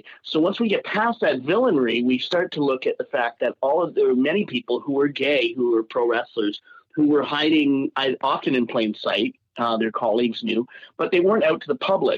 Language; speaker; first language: English; native; English